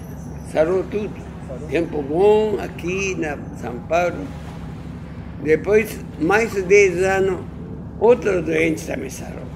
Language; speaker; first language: Portuguese; non-native, learner; Japanese